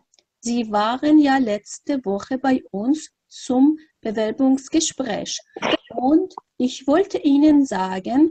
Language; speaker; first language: German; non-native, fluent; Persian